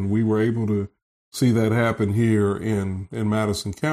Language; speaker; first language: English; native; English